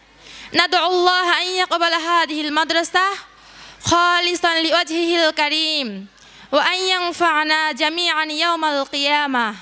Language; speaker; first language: Arabic; non-native, learner; Bangla